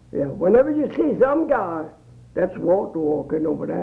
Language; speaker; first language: English; early bilingual, other home language; Swedish